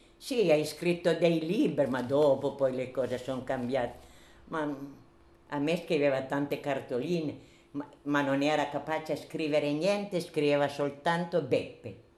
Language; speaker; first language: Italian; native; Italian